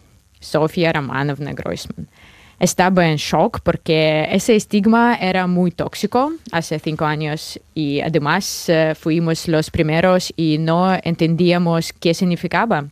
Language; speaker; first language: Spanish; non-native, fluent; Russian